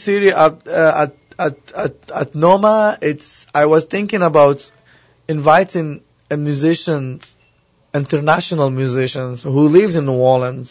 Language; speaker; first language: English; non-native, learner; Arabic